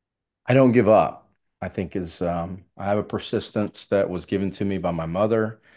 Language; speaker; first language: English; native; English